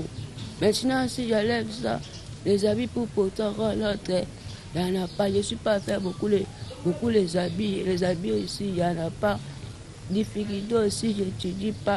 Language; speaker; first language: French; non-native, local second language; Lingala